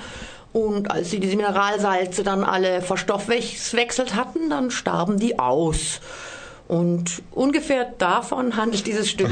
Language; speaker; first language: German; native; German